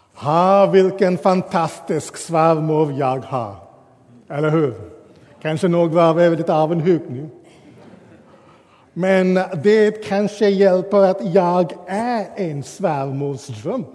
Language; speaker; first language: Swedish; non-native, fluent; English